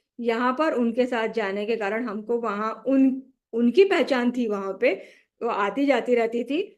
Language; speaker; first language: Hindi; non-native, local second language; Marathi